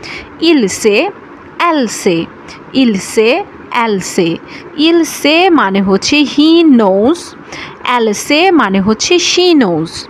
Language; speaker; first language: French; non-native, learner; Bangla